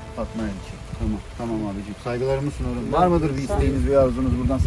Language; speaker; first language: Turkish; native; Turkish